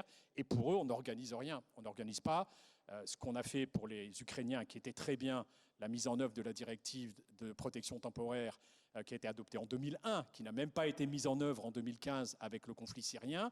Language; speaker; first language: French; native; French